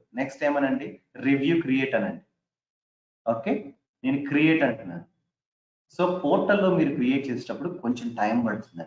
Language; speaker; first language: Telugu; native; Telugu